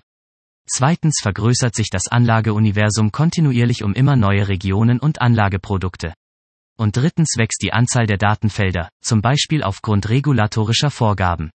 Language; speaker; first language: German; native; German